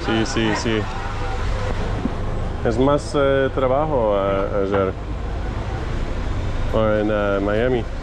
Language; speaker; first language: Spanish; non-native, learner; English